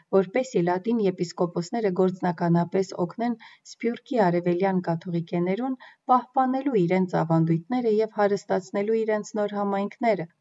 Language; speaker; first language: Armenian; native; Armenian